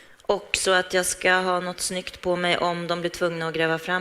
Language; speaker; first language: Swedish; native; Swedish